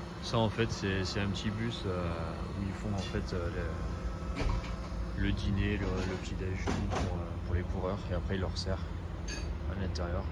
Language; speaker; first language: French; native; French